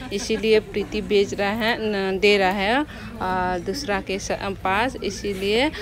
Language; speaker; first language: Hindi; non-native, local second language; Kok Borok